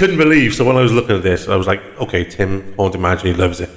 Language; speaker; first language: English; native; English